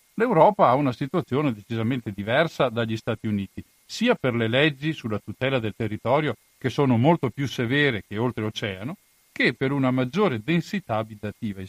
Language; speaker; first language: Italian; native; Italian